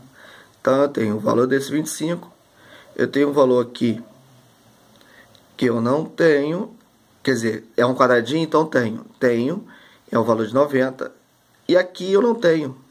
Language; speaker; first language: Portuguese; native; Portuguese